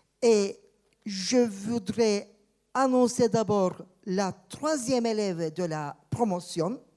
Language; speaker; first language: French; non-native, fluent; Turkish